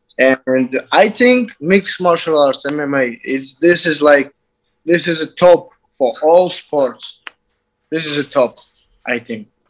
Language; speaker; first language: English; non-native, learner; Azerbaijani